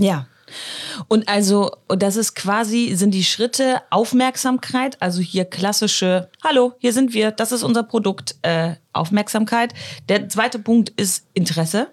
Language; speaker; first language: German; native; German